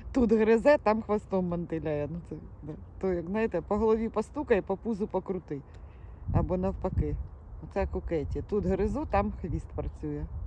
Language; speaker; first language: Ukrainian; native; Ukrainian